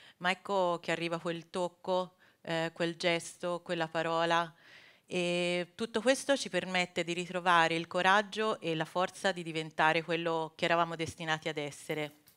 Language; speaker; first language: Italian; native; Italian